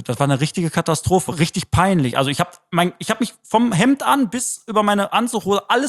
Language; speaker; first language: German; native; German